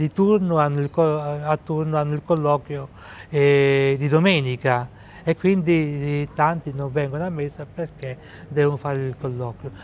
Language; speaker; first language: Italian; native; Italian